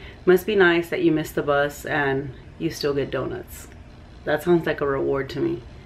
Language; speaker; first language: English; early bilingual, other home language; Spanish